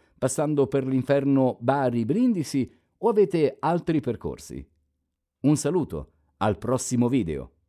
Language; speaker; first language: Italian; non-native, fluent; Albanian